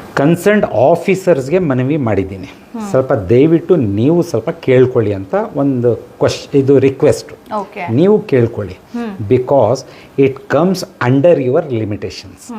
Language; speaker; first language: Kannada; non-native, local second language; Urdu